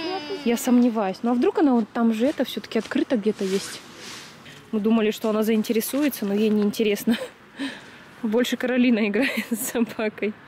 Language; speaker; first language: Russian; native; Russian